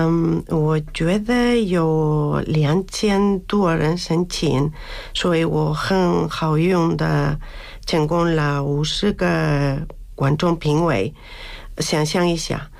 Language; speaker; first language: Chinese; non-native, fluent; Spanish